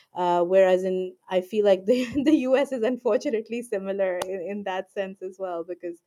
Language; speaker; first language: English; non-native, local second language; Urdu